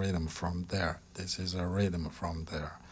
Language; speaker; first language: English; non-native, fluent; Malagasy